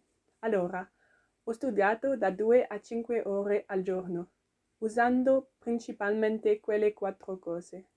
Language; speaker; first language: Italian; non-native, learner; French